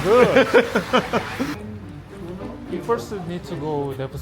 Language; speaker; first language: English; non-native, learner; Korean